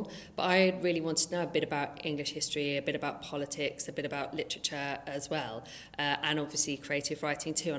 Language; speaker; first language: English; native; English